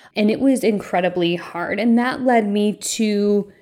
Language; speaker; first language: English; early bilingual, other home language; Filipino